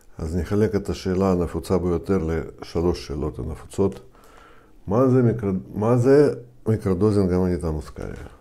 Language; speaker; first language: Hebrew; non-native, fluent; Russian